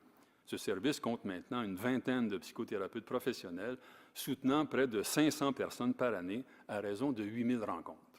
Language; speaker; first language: French; native; French